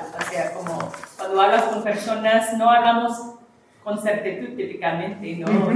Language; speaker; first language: Spanish; non-native, learner; English